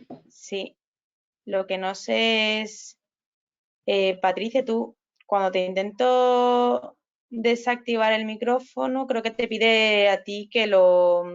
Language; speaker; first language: Spanish; native; Spanish